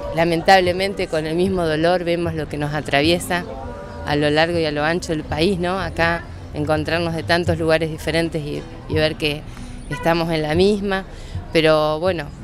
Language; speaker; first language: Spanish; native; Spanish